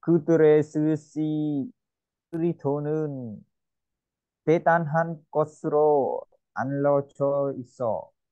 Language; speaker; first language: Korean; non-native, learner; Vietnamese